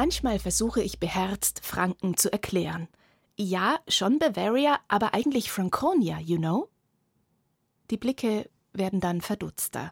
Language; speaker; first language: German; native; German